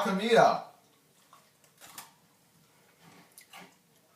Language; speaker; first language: Spanish; non-native, learner; English